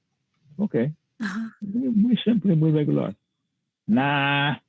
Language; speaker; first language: Spanish; non-native, learner; English